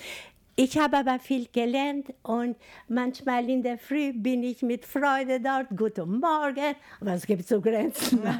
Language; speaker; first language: German; non-native, fluent; Albanian